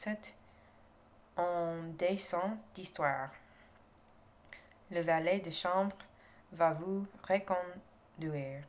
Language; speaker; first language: French; non-native, learner; English